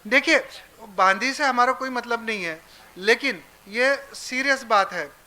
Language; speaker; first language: Hindi; non-native, local second language; Marathi